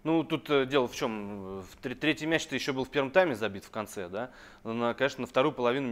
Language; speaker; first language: Russian; native; Russian